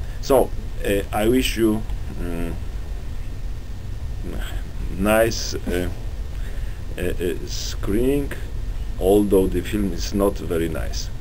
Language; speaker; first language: English; non-native, learner; Polish